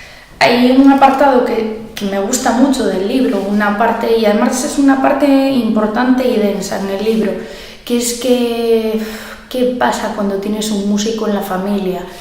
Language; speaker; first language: Spanish; native; Spanish